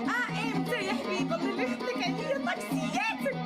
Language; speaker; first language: Arabic; native; Arabic